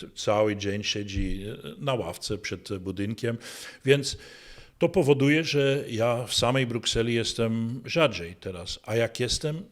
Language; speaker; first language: Polish; non-native, fluent; Dutch